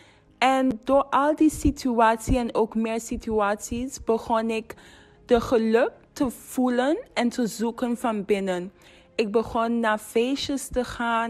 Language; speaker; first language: Dutch; non-native, fluent; English